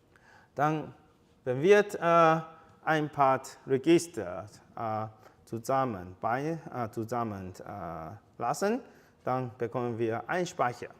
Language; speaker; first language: German; non-native, fluent; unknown